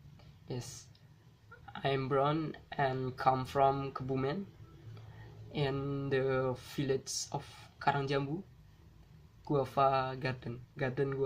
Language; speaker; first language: English; non-native, learner; Indonesian